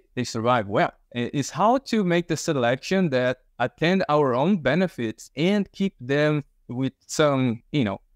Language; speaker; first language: English; early bilingual, other home language; Portuguese